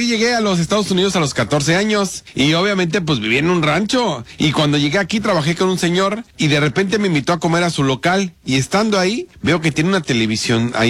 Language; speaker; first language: Spanish; native; Spanish